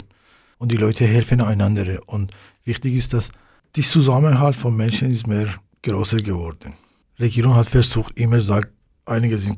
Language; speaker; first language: German; non-native, learner; Persian